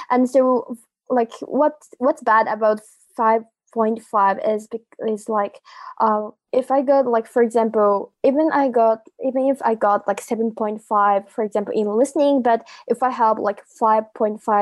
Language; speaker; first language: English; non-native, fluent; Japanese